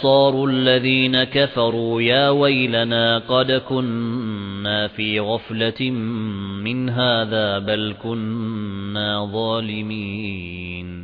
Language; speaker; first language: Arabic; native; Arabic